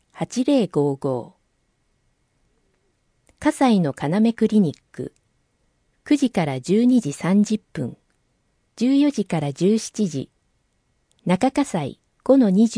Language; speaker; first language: Japanese; native; Japanese